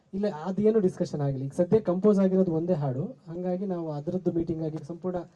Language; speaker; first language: Kannada; native; Kannada